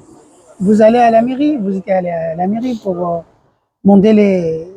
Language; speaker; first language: French; non-native, learner; Arabic